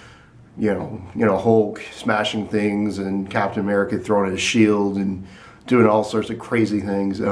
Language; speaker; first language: English; native; English